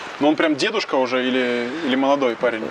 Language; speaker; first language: Russian; native; Russian